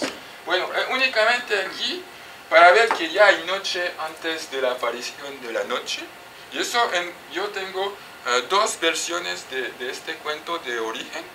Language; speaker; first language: Spanish; non-native, fluent; French